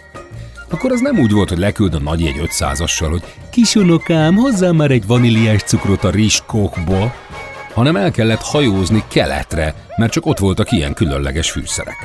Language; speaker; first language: Hungarian; native; Hungarian